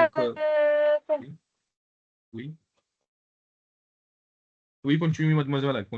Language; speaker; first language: French; non-native, local second language; Arabic